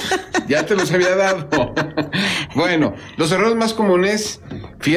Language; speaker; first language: Spanish; native; Spanish